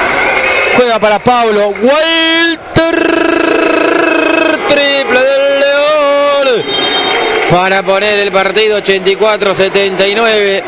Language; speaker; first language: Spanish; native; Spanish